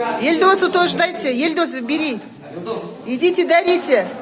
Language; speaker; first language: Russian; non-native, local second language; Kazakh